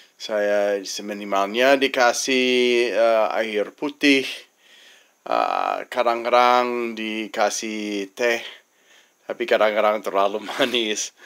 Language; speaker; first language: Indonesian; non-native, fluent; English